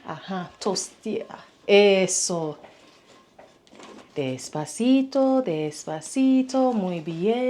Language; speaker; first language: Spanish; non-native, learner; English